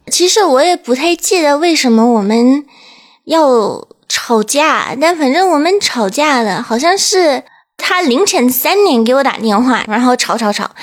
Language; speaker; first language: Chinese; non-native, fluent; English